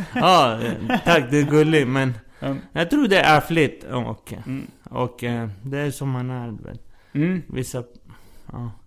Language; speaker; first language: Swedish; early bilingual, other home language; Persian